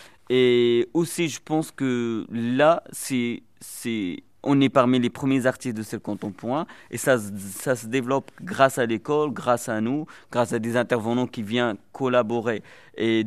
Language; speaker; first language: French; non-native, local second language; Arabic